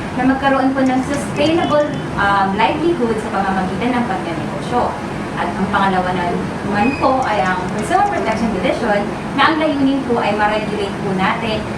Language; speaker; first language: Filipino; non-native, local second language; Masbatenyo